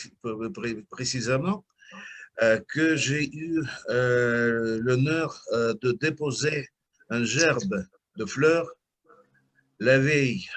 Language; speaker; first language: French; non-native, fluent; Russian